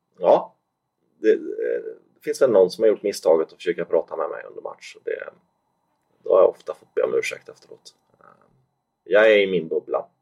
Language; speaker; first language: Swedish; native; Swedish